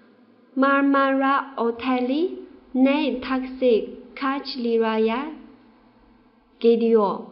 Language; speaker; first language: Turkish; non-native, fluent; Chinese